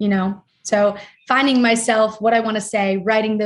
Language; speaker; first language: English; native; English